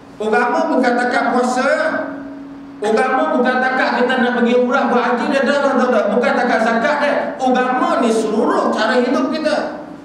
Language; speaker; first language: Malay; non-native, local second language; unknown